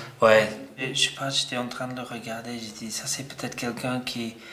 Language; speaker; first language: French; non-native, fluent; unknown